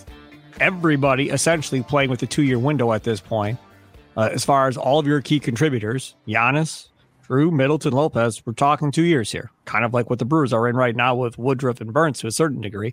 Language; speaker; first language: English; native; English